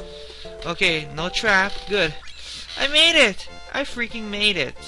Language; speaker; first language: English; native; English